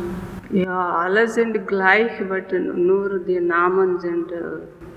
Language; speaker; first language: German; non-native, learner; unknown